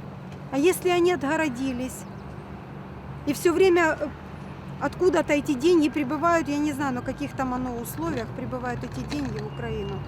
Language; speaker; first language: Russian; native; Russian